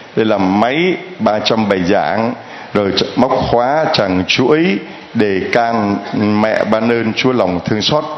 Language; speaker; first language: Vietnamese; native; Vietnamese